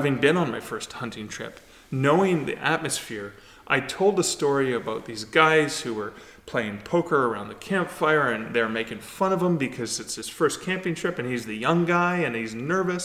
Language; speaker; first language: English; native; English